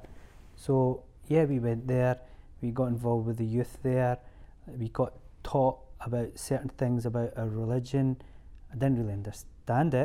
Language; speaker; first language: English; native; English